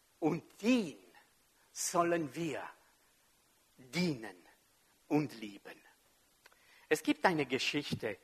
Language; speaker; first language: German; non-native, fluent; French